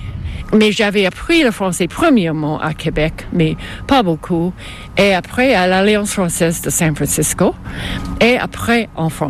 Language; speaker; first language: French; non-native, fluent; English